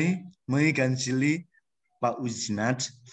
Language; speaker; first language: Russian; non-native, learner; Indonesian